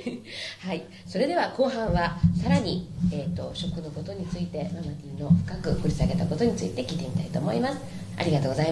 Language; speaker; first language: Japanese; native; Japanese